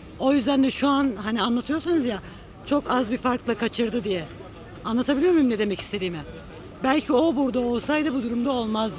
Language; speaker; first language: Turkish; native; Turkish